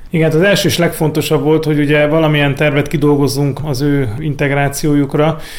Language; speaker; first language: Hungarian; native; Hungarian